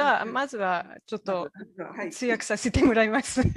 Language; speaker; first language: Japanese; non-native, fluent; English